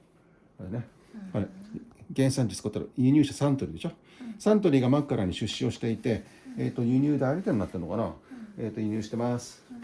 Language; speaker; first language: Japanese; native; Japanese